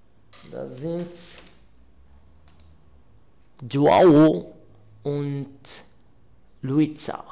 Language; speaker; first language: German; non-native, learner; Arabic